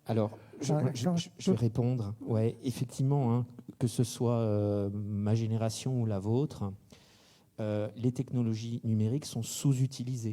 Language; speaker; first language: French; native; French